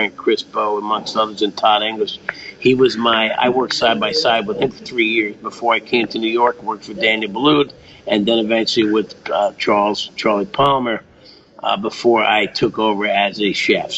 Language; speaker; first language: English; native; English